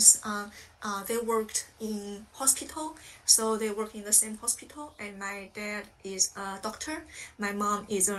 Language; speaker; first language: English; non-native, fluent; Chinese